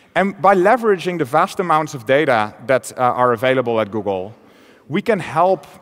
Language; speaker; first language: English; non-native, fluent; Dutch